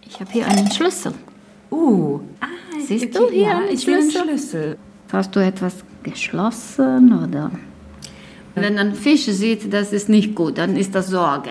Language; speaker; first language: German; non-native, learner; Bosnian